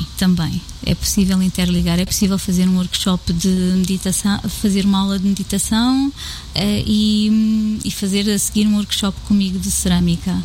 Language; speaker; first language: Portuguese; native; Portuguese